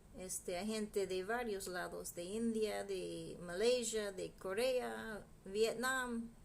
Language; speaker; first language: Spanish; non-native, fluent; English